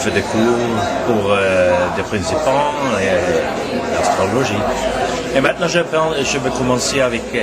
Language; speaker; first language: French; non-native, learner; Norwegian